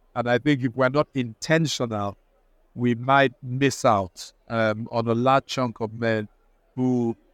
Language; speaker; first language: English; non-native, local second language; Igbo